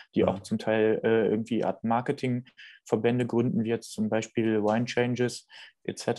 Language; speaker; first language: German; native; German